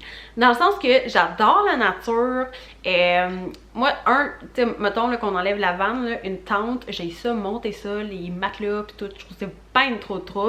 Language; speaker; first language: French; native; French